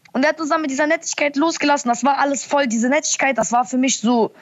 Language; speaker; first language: German; early bilingual, other home language; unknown